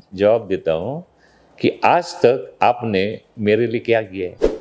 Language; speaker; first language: Hindi; non-native, local second language; Marathi